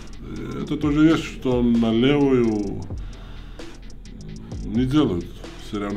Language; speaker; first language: Russian; non-native, fluent; Georgian